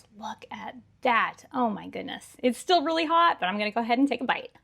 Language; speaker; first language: English; native; English